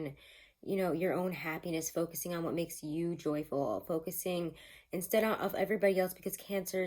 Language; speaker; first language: English; native; English